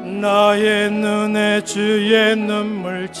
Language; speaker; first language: Korean; native; Korean